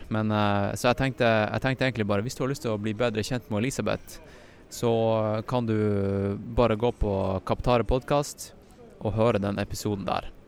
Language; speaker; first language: Norwegian; native; Norwegian